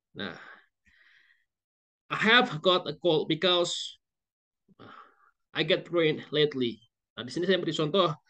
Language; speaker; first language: English; non-native, fluent; Indonesian